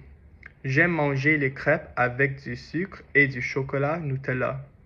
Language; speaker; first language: French; non-native, learner; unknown